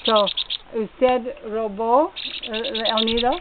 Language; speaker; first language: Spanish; non-native, learner; English